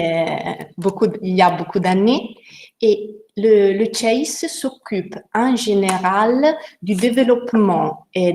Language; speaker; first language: French; non-native, learner; Italian